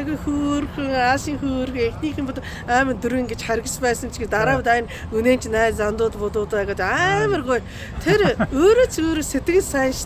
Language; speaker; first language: Mongolian; non-native, fluent; Japanese